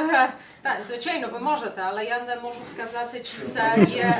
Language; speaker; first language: Ukrainian; non-native, fluent; Polish